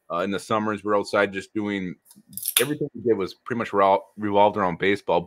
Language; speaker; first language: English; native; English